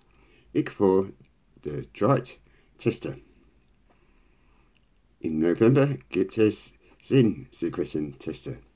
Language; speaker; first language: German; non-native, learner; English